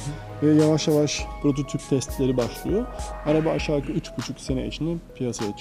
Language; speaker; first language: Turkish; native; Turkish